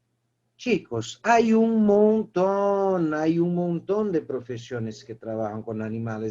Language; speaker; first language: Spanish; non-native, fluent; Portuguese